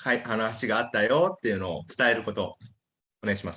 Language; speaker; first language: Japanese; native; Japanese